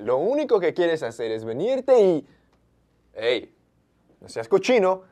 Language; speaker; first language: Spanish; early bilingual, heritage; Spanish